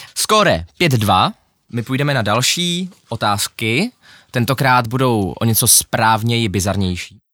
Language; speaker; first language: Czech; early bilingual, other home language; Ukrainian